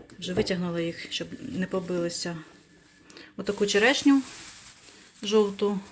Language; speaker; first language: Ukrainian; non-native, local second language; Russian